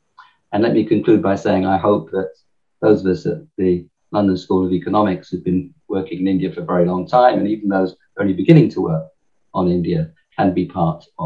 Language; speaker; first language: English; native; English